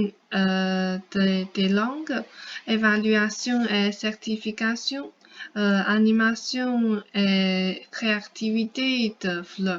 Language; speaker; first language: French; non-native, fluent; Chinese